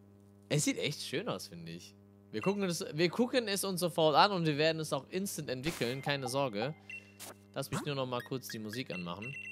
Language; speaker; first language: German; native; German